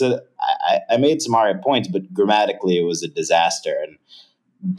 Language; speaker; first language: English; native; English